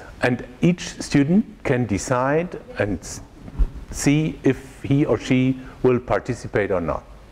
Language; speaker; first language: English; non-native, fluent; German